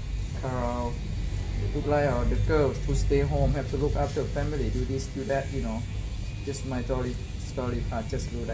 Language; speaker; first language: English; non-native, learner; Thai